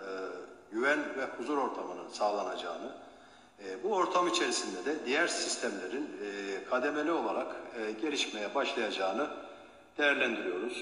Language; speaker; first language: Turkish; native; Turkish